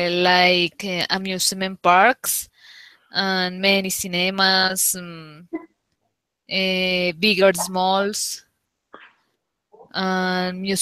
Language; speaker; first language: English; non-native, learner; Spanish